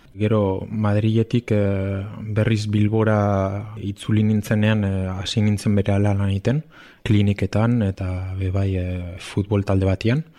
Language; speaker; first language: Basque; non-native, local second language; Spanish